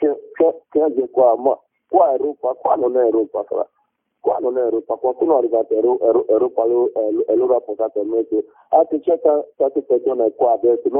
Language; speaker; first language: Italian; non-native, learner; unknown